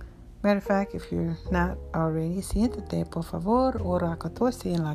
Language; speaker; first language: Spanish; non-native, learner; English